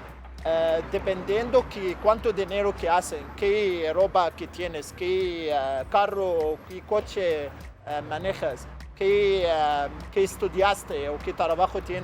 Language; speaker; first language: Spanish; non-native, fluent; Arabic